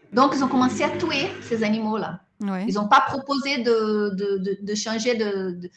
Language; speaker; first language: French; non-native, fluent; Portuguese